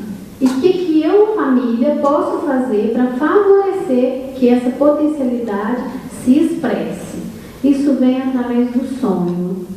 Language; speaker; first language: Portuguese; native; Portuguese